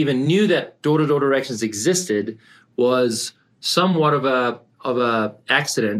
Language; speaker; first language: English; native; English